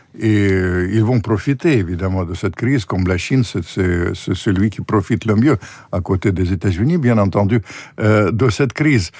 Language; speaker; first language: French; non-native, fluent; Russian